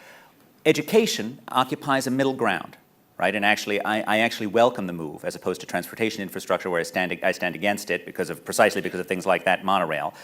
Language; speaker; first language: English; native; English